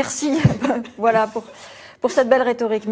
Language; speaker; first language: French; native; French